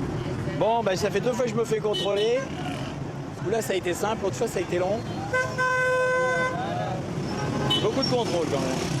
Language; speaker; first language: French; native; French